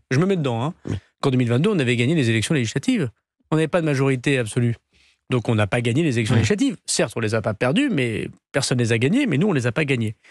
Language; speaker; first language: French; native; French